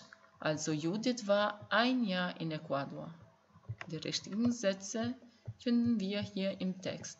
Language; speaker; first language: German; non-native, fluent; Albanian